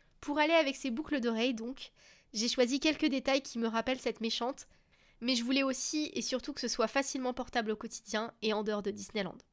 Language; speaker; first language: French; native; French